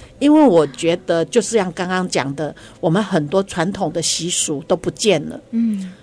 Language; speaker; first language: Chinese; non-native, local second language; Hakka Chinese